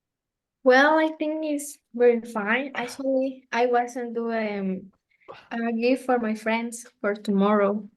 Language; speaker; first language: English; non-native, learner; Spanish